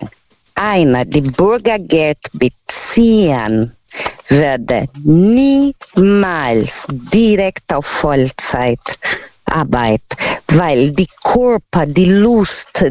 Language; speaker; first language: German; non-native, learner; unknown